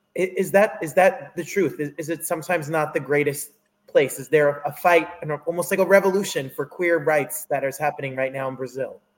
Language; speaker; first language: English; native; English